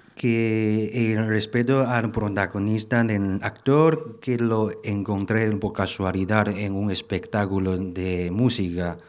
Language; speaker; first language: Spanish; non-native, fluent; Chinese